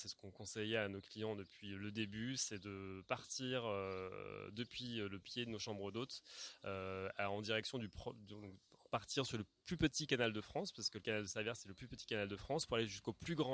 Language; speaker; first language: French; native; French